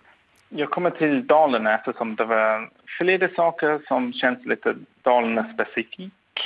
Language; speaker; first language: Swedish; non-native, fluent; English